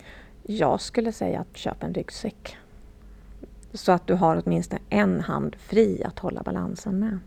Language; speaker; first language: Swedish; native; Swedish